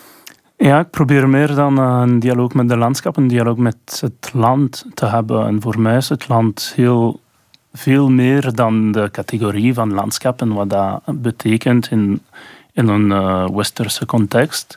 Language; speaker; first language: Dutch; non-native, local second language; French